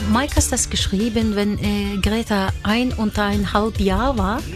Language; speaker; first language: German; non-native, fluent; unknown